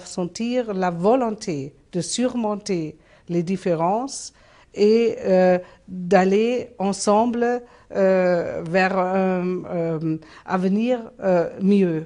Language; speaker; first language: French; non-native, fluent; German